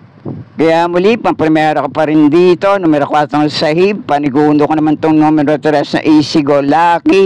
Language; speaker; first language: Filipino; native; Filipino